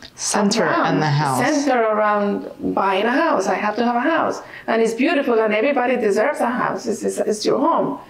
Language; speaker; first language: English; non-native, fluent; Spanish